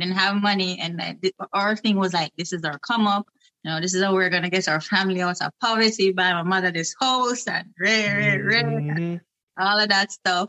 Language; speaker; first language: English; non-native, local second language; Jamaican Creole English